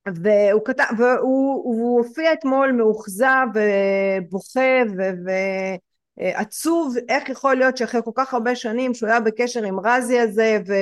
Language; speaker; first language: Hebrew; native; Hebrew